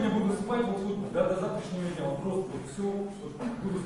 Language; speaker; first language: Russian; native; Russian